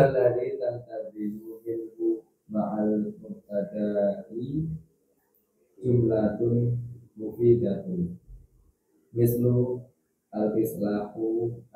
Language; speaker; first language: Arabic; non-native, learner; Indonesian